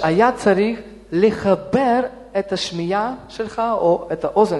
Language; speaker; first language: Hebrew; non-native, fluent; Russian